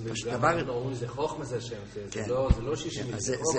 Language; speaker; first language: Hebrew; non-native, learner; English